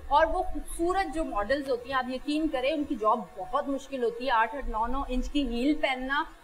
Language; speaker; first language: Urdu; native; Urdu